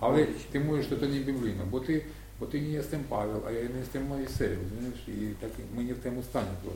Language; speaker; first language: Polish; non-native, learner; Ukrainian